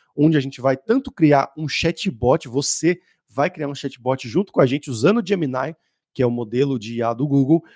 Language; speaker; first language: Portuguese; native; Portuguese